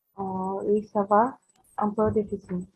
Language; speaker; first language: French; non-native, learner; Vietnamese